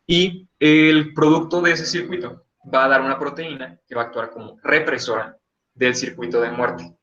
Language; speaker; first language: Spanish; native; Spanish